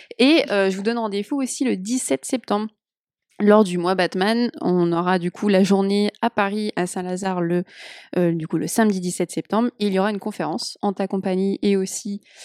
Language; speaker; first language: French; native; French